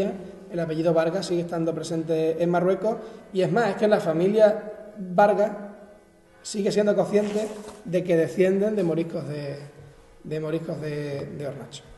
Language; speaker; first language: Spanish; native; Spanish